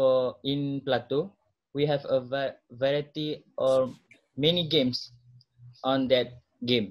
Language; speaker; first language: English; non-native, local second language; Malay